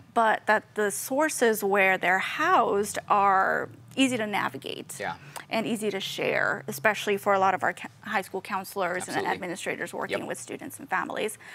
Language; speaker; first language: English; native; English